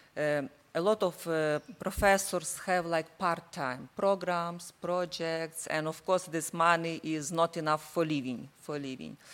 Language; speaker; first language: English; non-native, learner; Ukrainian